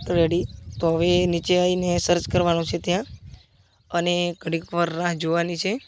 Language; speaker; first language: Gujarati; native; Gujarati